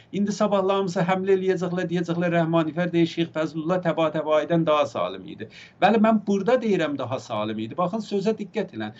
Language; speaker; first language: Azerbaijani; native; Azerbaijani